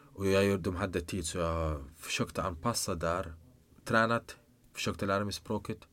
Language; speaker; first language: Swedish; non-native, fluent; Arabic